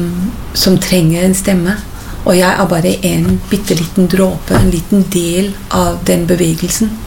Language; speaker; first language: Norwegian; non-native, fluent; English